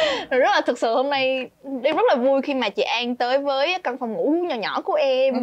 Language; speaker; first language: Vietnamese; native; Vietnamese